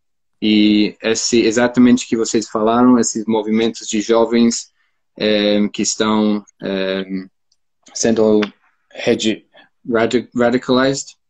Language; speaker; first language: Portuguese; non-native, fluent; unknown